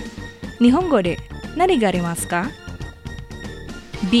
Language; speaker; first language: Japanese; non-native, fluent; Indonesian